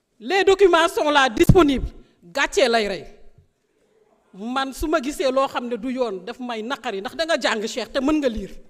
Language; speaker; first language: Wolof; non-native, local second language; Serer